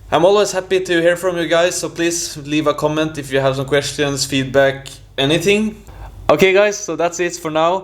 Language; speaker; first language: English; non-native, fluent; Norwegian